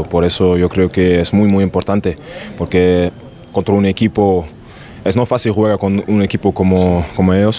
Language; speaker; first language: Spanish; non-native, fluent; German